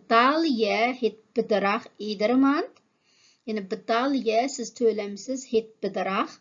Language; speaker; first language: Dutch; non-native, fluent; Uyghur